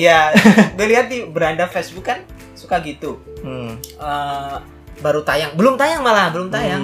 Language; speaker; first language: Indonesian; native; Indonesian